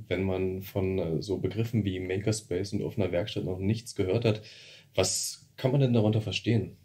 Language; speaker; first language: German; native; German